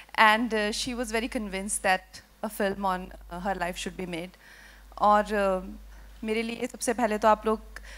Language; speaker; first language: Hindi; native; Hindi